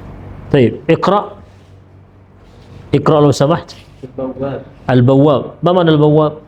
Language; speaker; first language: Arabic; non-native, fluent; Indonesian